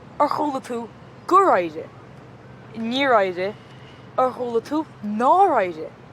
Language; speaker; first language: Irish; native; Irish